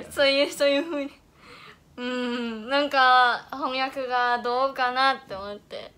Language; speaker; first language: Japanese; non-native, fluent; Indonesian